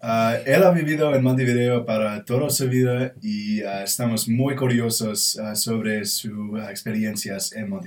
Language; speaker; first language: Spanish; non-native, learner; English